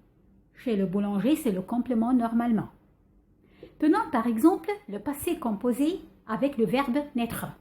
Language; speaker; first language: French; non-native, fluent; Arabic